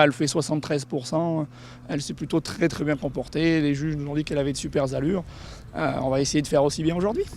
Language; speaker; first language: French; native; French